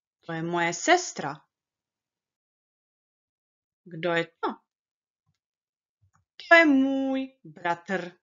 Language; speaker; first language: Czech; early bilingual, heritage; Czech